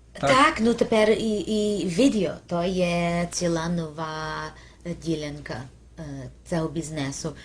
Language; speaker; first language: Ukrainian; early bilingual, heritage; Ukrainian